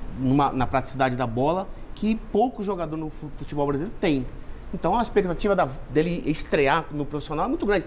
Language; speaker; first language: Portuguese; native; Portuguese